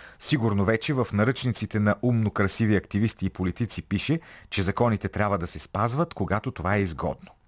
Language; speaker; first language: Bulgarian; native; Bulgarian